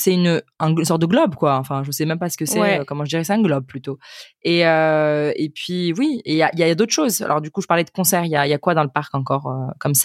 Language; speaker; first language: French; native; French